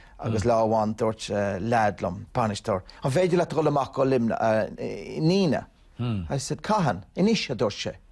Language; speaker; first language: Irish; non-native, local second language; English